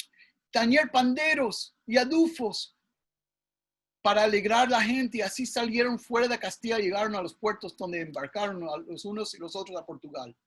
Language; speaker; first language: Spanish; early bilingual, heritage; English